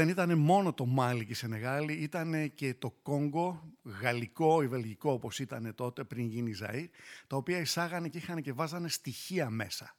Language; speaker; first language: Greek; native; Greek